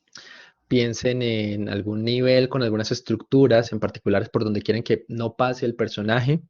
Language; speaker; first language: Spanish; native; Spanish